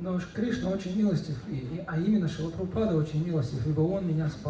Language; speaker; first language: Russian; native; Russian